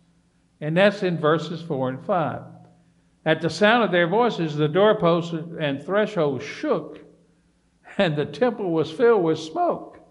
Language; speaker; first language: English; native; English